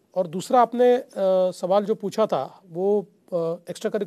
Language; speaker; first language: Hindi; non-native, local second language; Marathi